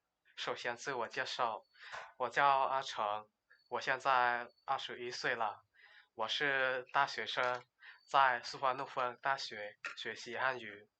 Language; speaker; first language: Chinese; non-native, learner; Lao